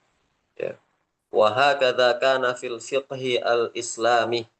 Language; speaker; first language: Arabic; non-native, fluent; Indonesian